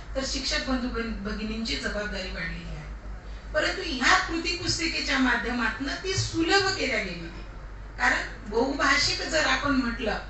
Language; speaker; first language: Marathi; non-native, local second language; Lambadi